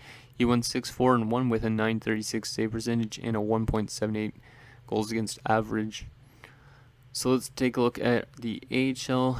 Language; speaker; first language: English; native; English